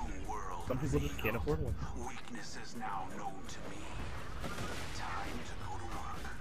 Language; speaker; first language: English; native; English